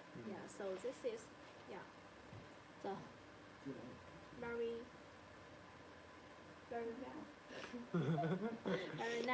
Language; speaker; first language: English; non-native, learner; Chinese